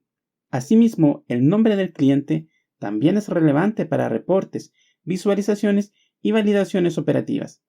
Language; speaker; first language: Spanish; native; Spanish